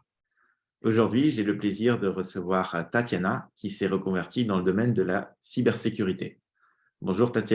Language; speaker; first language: French; native; French